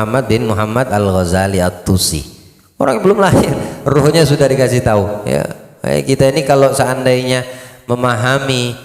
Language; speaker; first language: Indonesian; native; Indonesian